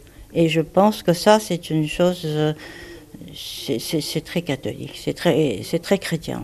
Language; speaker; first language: French; non-native, fluent; Japanese